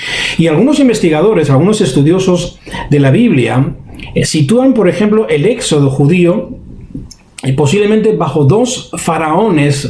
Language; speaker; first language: Spanish; native; Spanish